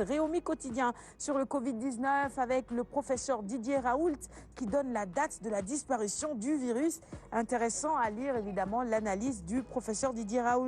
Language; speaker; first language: French; non-native, local second language; Wolof